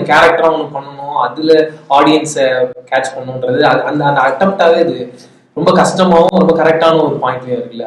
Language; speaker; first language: Tamil; native; Tamil